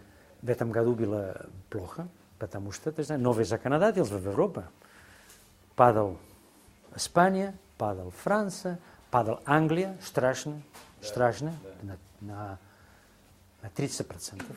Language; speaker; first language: Russian; non-native, fluent; Spanish